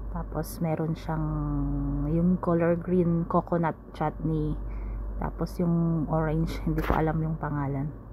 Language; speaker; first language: Filipino; native; Filipino